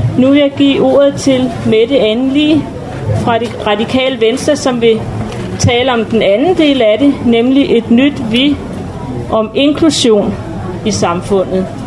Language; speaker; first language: Danish; native; Danish